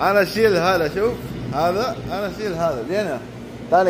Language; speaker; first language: Arabic; non-native, learner; Filipino